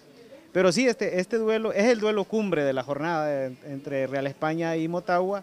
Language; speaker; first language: Spanish; native; Spanish